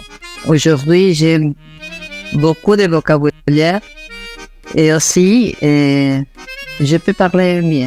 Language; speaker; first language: French; non-native, learner; Spanish